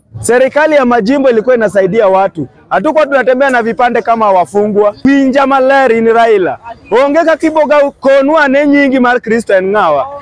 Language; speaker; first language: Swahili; non-native, local second language; Luo (Kenya and Tanzania)